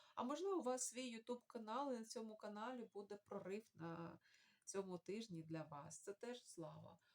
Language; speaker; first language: Ukrainian; non-native, local second language; Russian